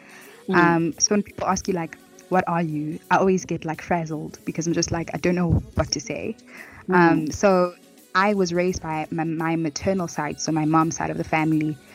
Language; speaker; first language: English; non-native, local second language; Tswana